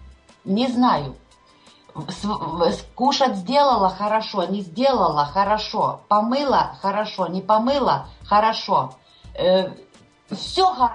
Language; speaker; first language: Russian; non-native, fluent; Lithuanian